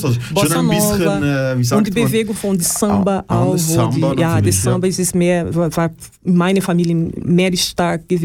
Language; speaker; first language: German; non-native, learner; Portuguese